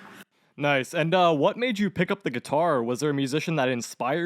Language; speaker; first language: English; native; English